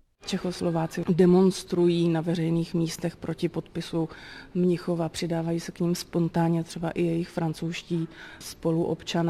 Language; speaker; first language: Czech; native; Czech